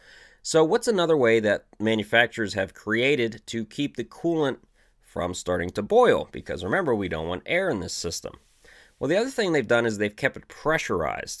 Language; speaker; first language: English; native; English